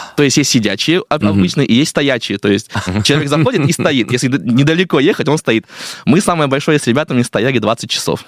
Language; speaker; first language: Russian; non-native, fluent; Chinese